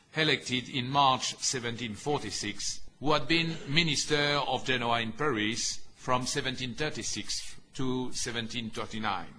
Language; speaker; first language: English; non-native, fluent; French